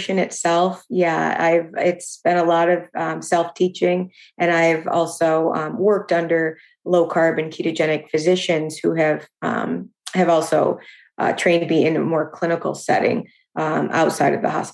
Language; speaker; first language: English; native; English